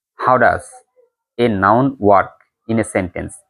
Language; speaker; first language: English; non-native, local second language; Bangla